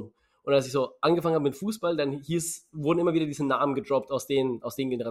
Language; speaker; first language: German; native; German